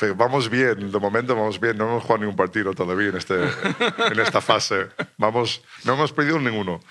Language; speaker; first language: Spanish; non-native, fluent; English